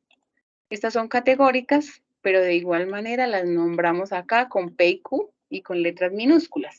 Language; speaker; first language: Spanish; native; Spanish